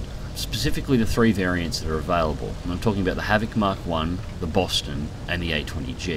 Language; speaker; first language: English; native; English